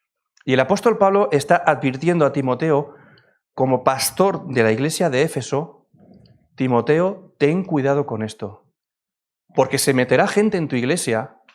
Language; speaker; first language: Spanish; native; Spanish